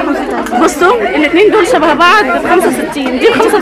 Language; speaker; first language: Arabic; native; Arabic